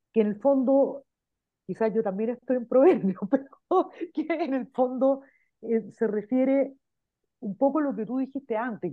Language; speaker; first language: Spanish; native; Spanish